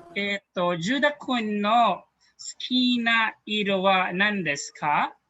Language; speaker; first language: Japanese; non-native, learner; Filipino